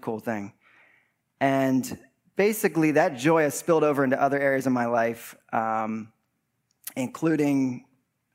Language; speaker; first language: English; native; English